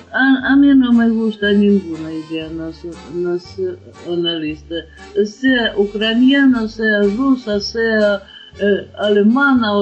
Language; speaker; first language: Spanish; non-native, learner; Ukrainian